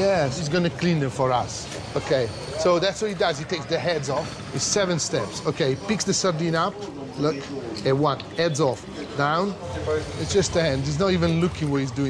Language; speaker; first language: English; non-native, fluent; Italian